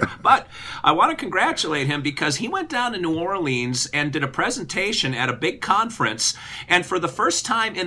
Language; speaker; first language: English; native; English